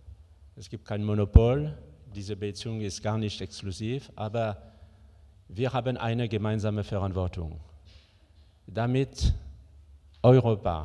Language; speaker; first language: German; non-native, fluent; French